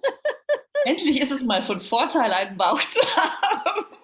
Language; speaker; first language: German; native; German